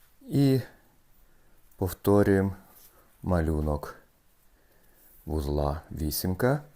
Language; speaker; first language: Ukrainian; native; Ukrainian